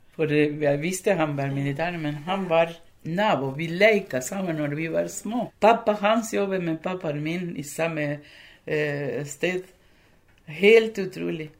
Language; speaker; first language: Norwegian; non-native, fluent; Spanish